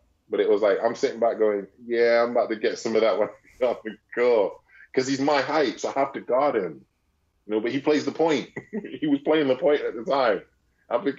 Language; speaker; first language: English; native; English